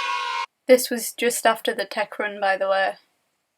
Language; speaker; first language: English; native; English